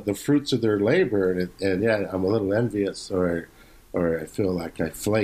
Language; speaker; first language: English; native; English